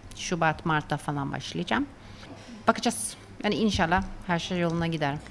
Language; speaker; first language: Turkish; non-native, fluent; Swedish